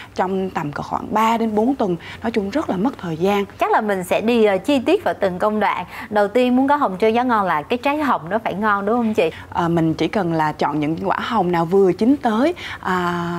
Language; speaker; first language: Vietnamese; native; Vietnamese